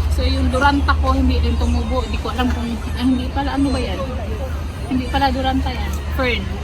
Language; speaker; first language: Filipino; native; Filipino